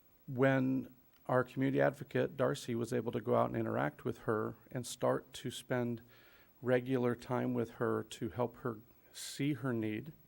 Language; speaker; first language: English; native; English